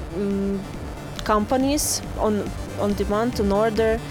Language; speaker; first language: English; non-native, fluent; Russian